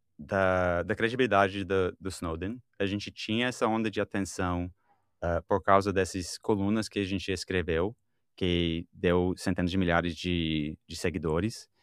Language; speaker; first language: Portuguese; non-native, fluent; English